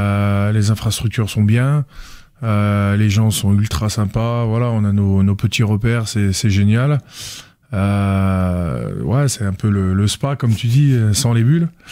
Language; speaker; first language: French; native; French